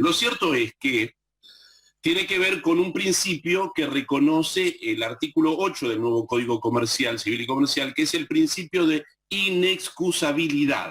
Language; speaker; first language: Spanish; native; Spanish